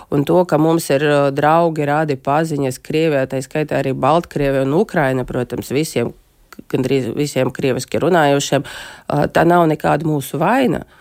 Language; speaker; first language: Latvian; non-native, local second language; Russian